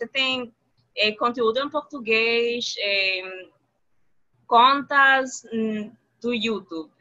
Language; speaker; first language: Portuguese; non-native, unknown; Spanish